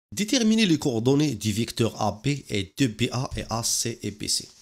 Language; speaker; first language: French; non-native, local second language; Arabic